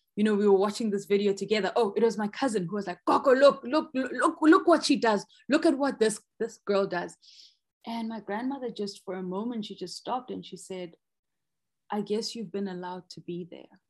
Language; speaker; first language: English; non-native, local second language; Zulu